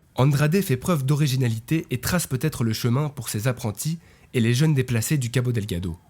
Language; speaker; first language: French; native; French